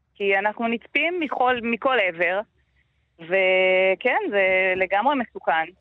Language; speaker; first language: Hebrew; native; Hebrew